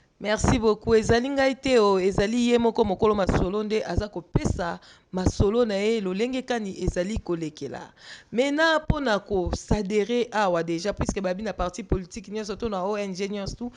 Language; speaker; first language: Lingala; non-native, local second language; Kongo